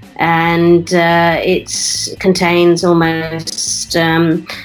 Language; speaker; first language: English; native; English